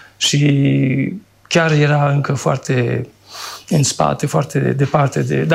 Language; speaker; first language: Romanian; non-native, fluent; French